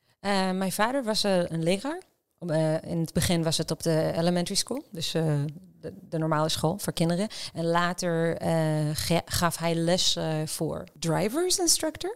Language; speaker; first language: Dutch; non-native, fluent; Hebrew